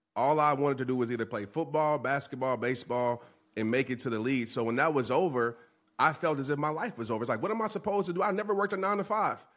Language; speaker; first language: English; native; English